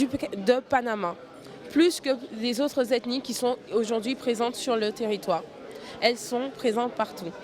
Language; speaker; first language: French; native; French